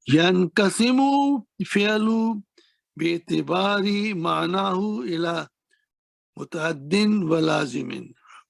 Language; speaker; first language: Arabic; non-native, fluent; Urdu